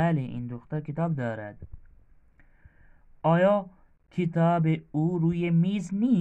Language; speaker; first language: Persian; non-native, fluent; Urdu